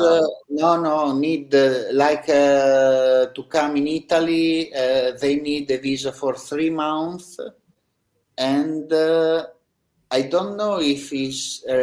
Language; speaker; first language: English; non-native, learner; Italian